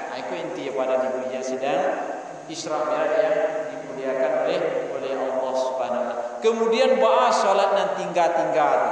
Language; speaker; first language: Malay; non-native, local second language; Minangkabau